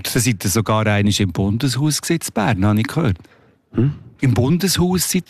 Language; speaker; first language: German; native; German